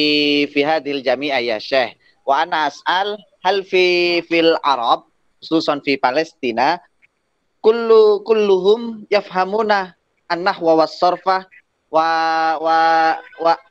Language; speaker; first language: Arabic; non-native, learner; Indonesian